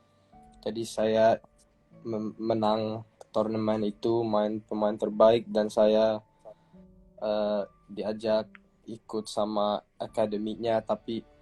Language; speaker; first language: Indonesian; early bilingual, heritage; English